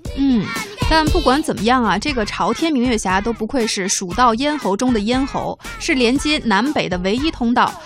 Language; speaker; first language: Chinese; native; Chinese